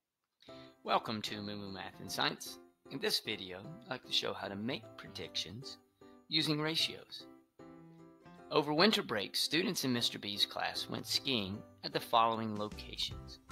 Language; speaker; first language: English; native; English